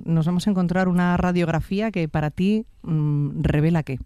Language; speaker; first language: Spanish; native; Spanish